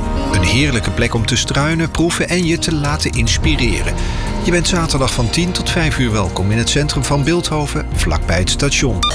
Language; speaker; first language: Dutch; native; Dutch